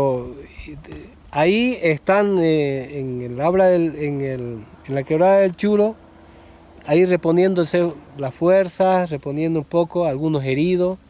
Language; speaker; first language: Spanish; native; Spanish